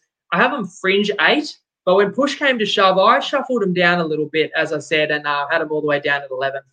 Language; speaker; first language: English; native; English